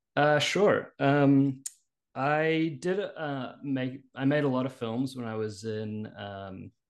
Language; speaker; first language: English; native; English